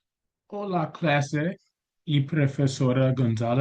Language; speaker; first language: Spanish; non-native, learner; English